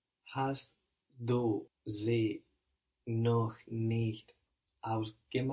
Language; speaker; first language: German; non-native, learner; English